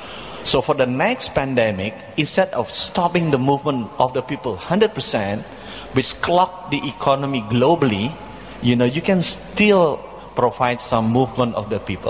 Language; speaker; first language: English; non-native, fluent; Indonesian